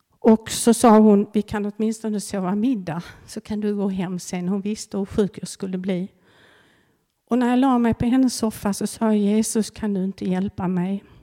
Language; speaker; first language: Swedish; native; Swedish